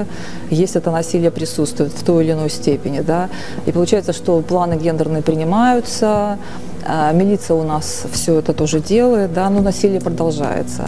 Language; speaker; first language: Russian; native; Russian